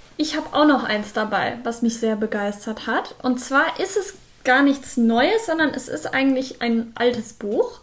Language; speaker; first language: German; native; German